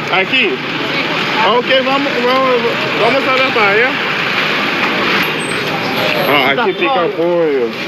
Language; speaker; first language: Spanish; non-native, learner; English